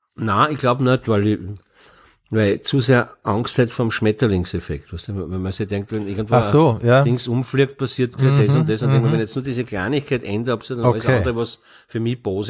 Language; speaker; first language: German; native; German